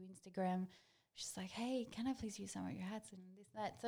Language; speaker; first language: English; non-native, fluent; Greek